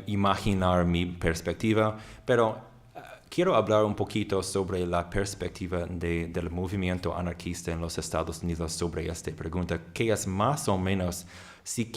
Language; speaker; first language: Spanish; non-native, fluent; English